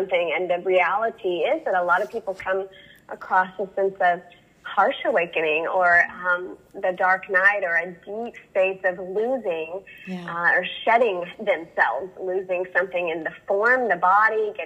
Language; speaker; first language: English; native; English